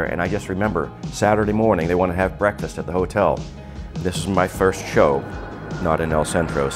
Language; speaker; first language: English; native; English